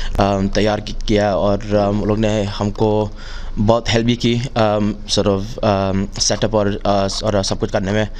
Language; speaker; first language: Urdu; early bilingual, heritage; Urdu